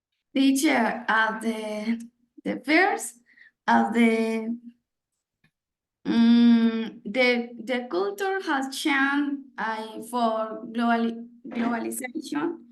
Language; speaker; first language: English; non-native, learner; Spanish